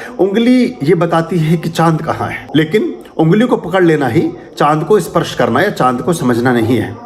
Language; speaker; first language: Hindi; native; Hindi